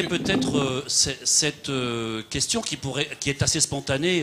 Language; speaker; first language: French; native; French